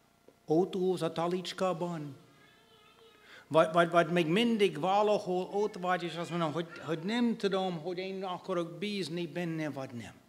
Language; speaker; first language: Hungarian; non-native, fluent; English